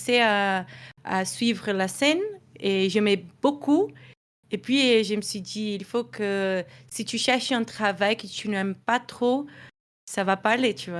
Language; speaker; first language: French; non-native, fluent; Portuguese